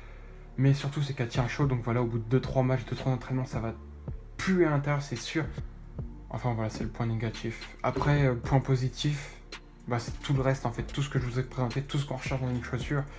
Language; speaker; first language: French; native; French